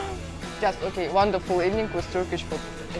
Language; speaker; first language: English; non-native, learner; Russian